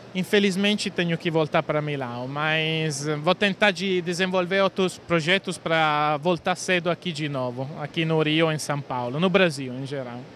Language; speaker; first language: Portuguese; non-native, fluent; Italian